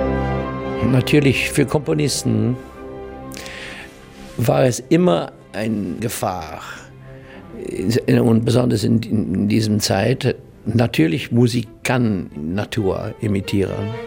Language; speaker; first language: German; non-native, learner; English